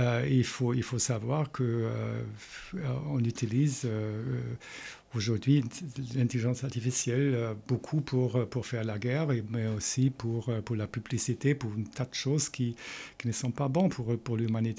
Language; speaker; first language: French; non-native, fluent; German